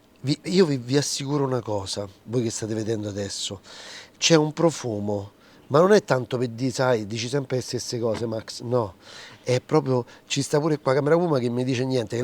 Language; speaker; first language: Italian; native; Italian